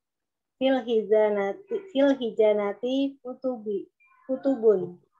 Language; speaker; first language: Arabic; non-native, learner; Indonesian